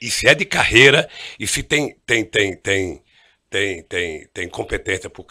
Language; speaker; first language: Portuguese; native; Portuguese